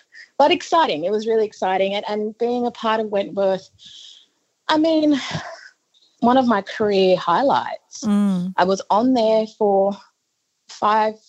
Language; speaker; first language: English; native; English